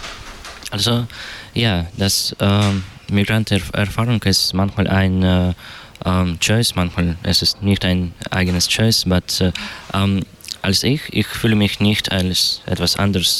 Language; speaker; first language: German; non-native, learner; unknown